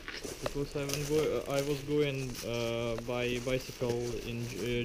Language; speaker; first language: English; non-native, learner; Ukrainian